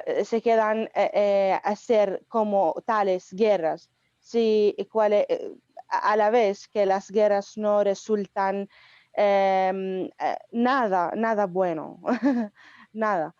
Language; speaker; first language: Spanish; non-native, fluent; Arabic